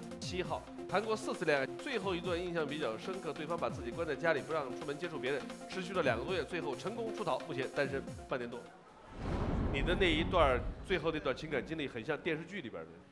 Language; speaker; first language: Chinese; native; Chinese